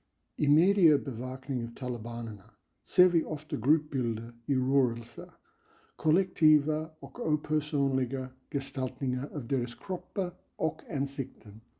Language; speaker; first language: Swedish; non-native, fluent; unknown